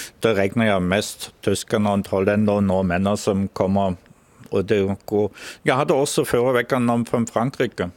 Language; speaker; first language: Swedish; non-native, fluent; German